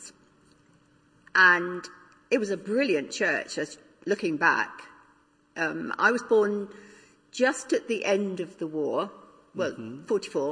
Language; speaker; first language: English; native; English